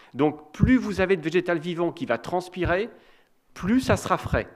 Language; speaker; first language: French; native; French